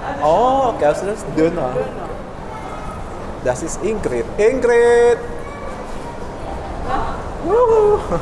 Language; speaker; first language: German; non-native, fluent; Indonesian